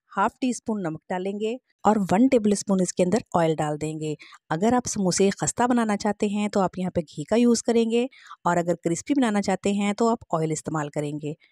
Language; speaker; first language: Hindi; native; Hindi